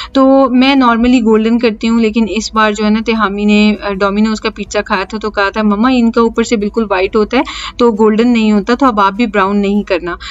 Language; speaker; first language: Urdu; native; Urdu